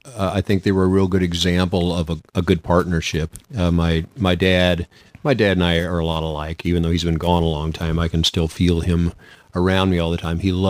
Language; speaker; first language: English; native; English